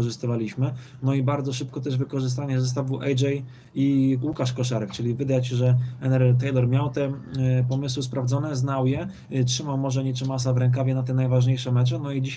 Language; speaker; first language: Polish; native; Polish